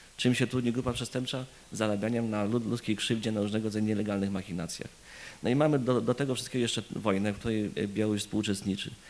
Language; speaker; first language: Polish; native; Polish